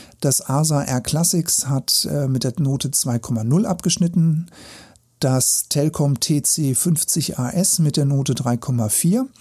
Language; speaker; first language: German; native; German